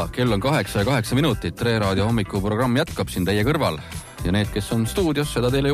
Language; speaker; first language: Estonian; native; Estonian